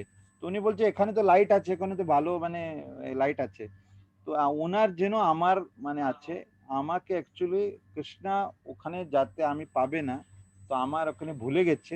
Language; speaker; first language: Bangla; non-native, learner; Hindi